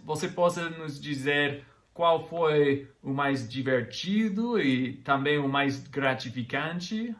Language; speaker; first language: Portuguese; non-native, fluent; English